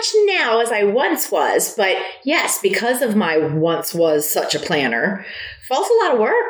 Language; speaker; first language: English; native; English